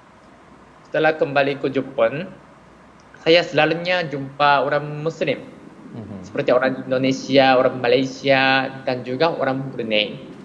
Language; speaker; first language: Indonesian; non-native, fluent; Japanese